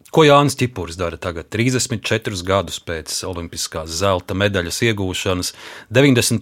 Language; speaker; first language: Latvian; native; Latvian